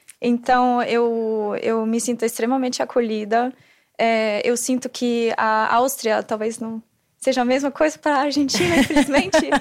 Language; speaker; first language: Portuguese; non-native, fluent; German